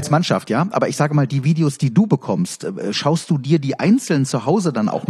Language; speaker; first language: German; native; German